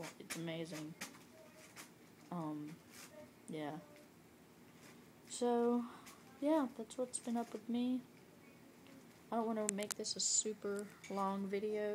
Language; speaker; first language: English; native; English